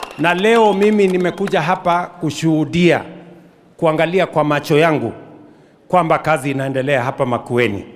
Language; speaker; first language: Swahili; non-native, local second language; Kalenjin